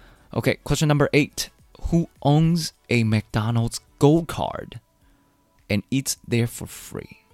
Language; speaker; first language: English; non-native, fluent; Chinese